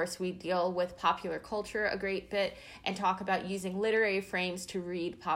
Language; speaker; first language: English; native; English